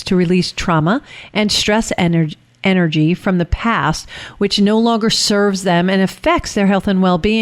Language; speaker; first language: English; native; English